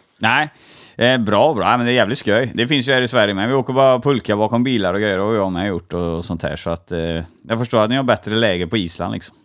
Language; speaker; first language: Swedish; native; Swedish